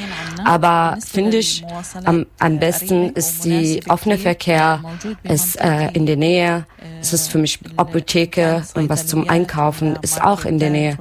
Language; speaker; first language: German; non-native, learner; Arabic